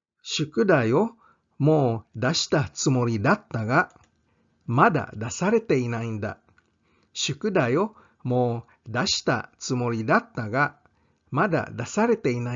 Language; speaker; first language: Japanese; non-native, fluent; English